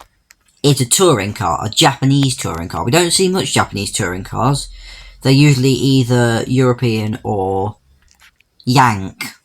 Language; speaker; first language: English; native; English